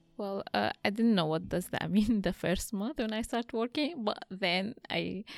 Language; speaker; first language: English; non-native, fluent; Arabic